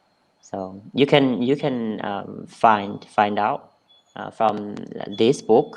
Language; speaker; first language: English; non-native, fluent; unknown